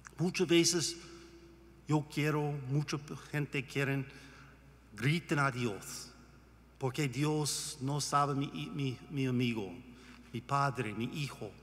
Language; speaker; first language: Spanish; non-native, learner; English